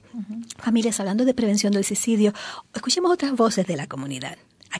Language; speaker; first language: Spanish; native; Spanish